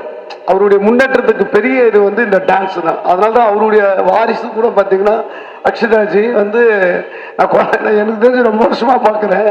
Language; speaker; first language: Tamil; native; Tamil